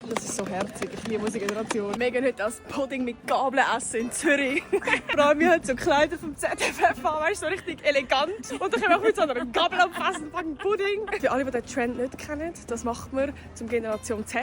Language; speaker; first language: German; native; German